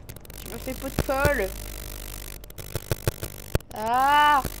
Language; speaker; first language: French; native; French